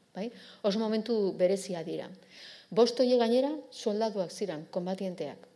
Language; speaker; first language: Basque; native; Basque